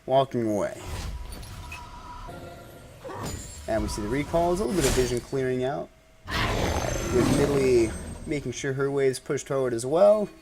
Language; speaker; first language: English; native; English